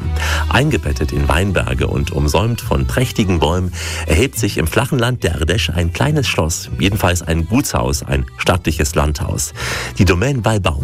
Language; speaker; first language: German; native; German